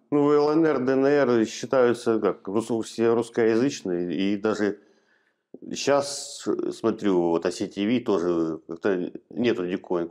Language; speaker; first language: Russian; native; Russian